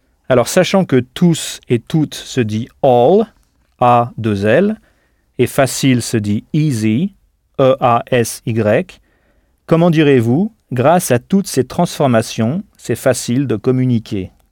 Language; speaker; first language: French; native; French